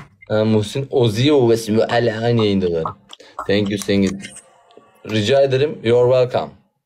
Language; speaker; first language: Turkish; native; Turkish